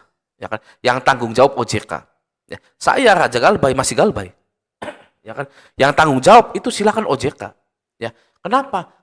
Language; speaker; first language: Indonesian; native; Indonesian